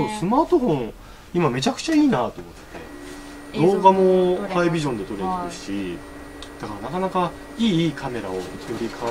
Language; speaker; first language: Japanese; native; Japanese